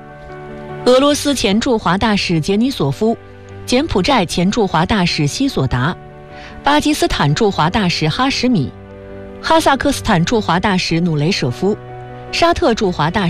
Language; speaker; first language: Chinese; native; Chinese